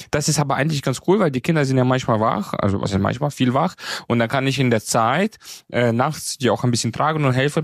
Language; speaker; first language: German; native; German